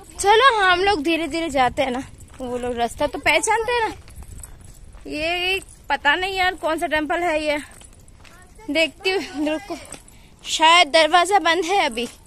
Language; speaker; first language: Hindi; non-native, local second language; Bangla